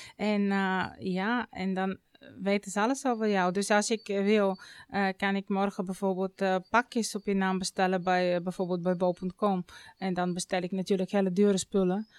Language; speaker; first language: Dutch; non-native, fluent; Bulgarian